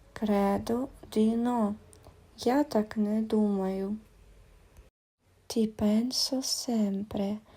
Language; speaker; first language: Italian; non-native, learner; Ukrainian